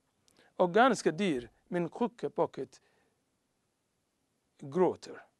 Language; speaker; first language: Swedish; non-native, learner; Somali